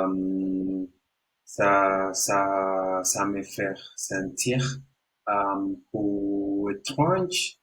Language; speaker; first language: French; non-native, learner; Spanish